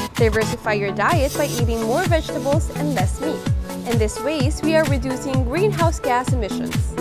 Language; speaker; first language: English; non-native, local second language; Filipino